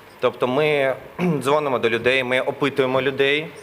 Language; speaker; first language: Ukrainian; non-native, local second language; Russian